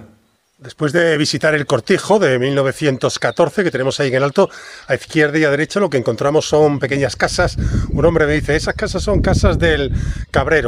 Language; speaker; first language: Spanish; native; Spanish